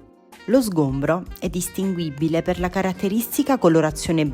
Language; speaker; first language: Italian; native; Italian